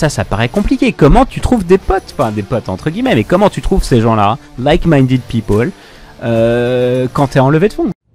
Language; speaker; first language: French; native; French